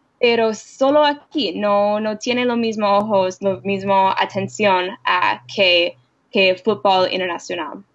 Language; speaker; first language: Spanish; non-native, learner; English